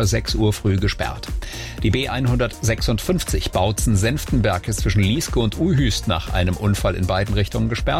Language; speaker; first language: German; native; German